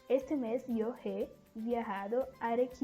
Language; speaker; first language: Spanish; non-native, learner; Portuguese